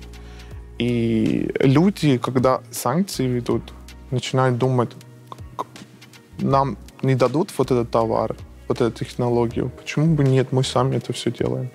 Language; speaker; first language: Russian; non-native, fluent; Persian